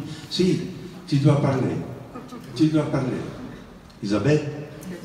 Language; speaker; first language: French; non-native, fluent; Italian